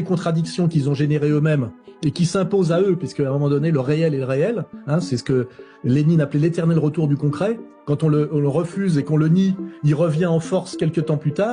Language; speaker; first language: French; native; French